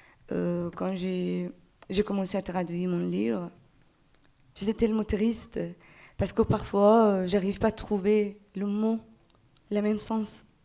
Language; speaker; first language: French; non-native, learner; Persian